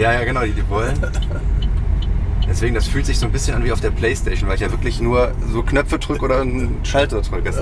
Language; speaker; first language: German; native; German